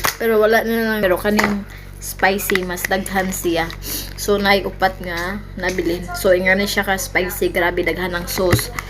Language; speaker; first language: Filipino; non-native, local second language; Cebuano